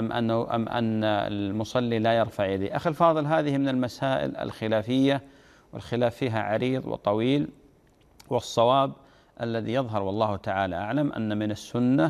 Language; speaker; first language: Arabic; native; Arabic